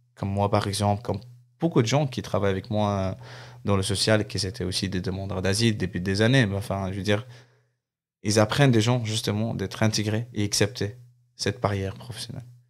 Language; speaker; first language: French; non-native, fluent; Arabic